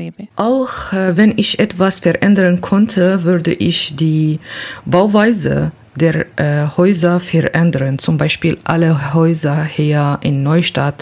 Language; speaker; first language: German; non-native, learner; Kurdish